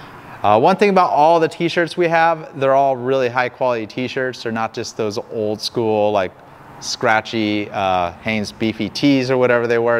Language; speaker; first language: English; native; English